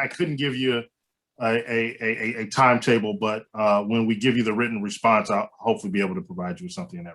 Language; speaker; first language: English; native; English